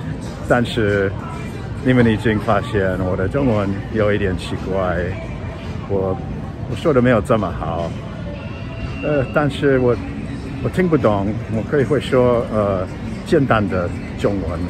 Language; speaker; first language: Chinese; non-native, learner; English